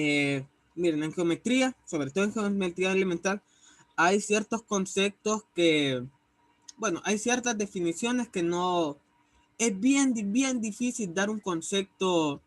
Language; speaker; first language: Spanish; native; Spanish